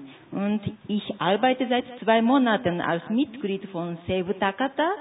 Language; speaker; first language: German; non-native, fluent; Japanese